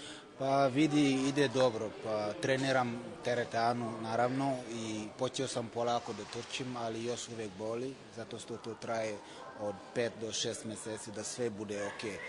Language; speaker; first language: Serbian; non-native, fluent; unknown